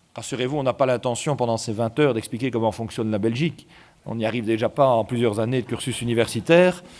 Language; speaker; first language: French; native; French